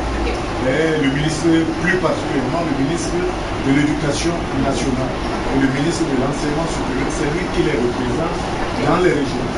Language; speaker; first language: French; non-native, local second language; Wolof